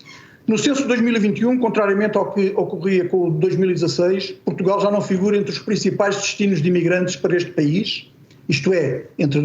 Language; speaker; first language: Portuguese; native; Portuguese